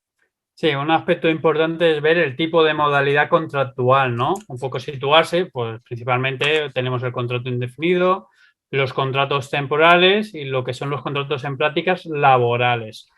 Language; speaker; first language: Spanish; native; Spanish